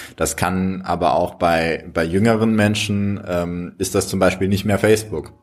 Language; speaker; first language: German; native; German